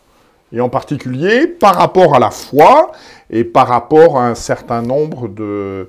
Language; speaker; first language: French; native; French